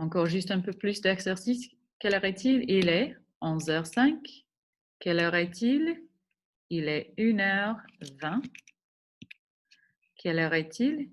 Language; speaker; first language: French; non-native, fluent; English